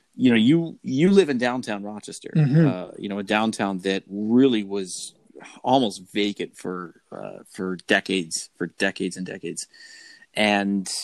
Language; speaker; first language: English; native; English